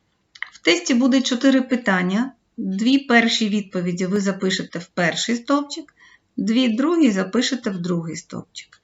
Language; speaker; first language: Ukrainian; native; Ukrainian